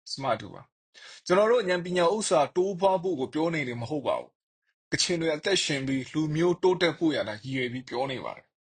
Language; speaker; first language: Burmese; non-native, local second language; Kachin